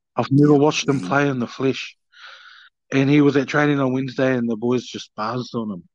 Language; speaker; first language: English; native; English